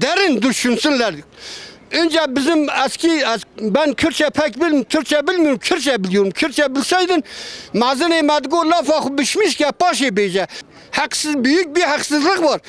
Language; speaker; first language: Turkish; non-native, local second language; Kurdish